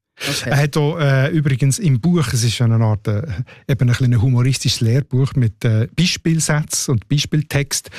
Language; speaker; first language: German; native; German